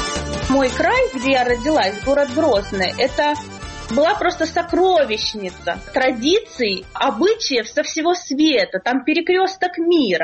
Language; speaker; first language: Russian; native; Russian